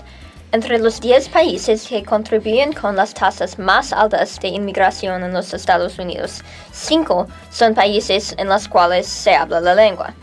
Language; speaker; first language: Spanish; non-native, learner; English